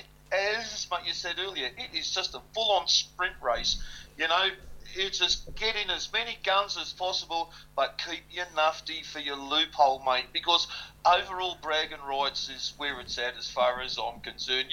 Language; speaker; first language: English; native; English